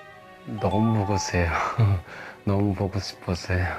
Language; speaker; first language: Korean; non-native, learner; Indonesian